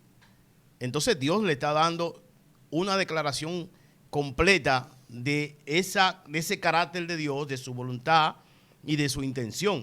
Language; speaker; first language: Spanish; native; Spanish